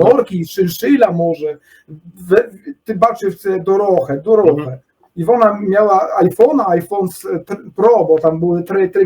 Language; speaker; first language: Polish; non-native, learner; Ukrainian